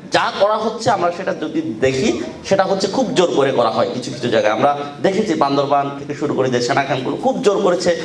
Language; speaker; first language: Bangla; non-native, local second language; Chakma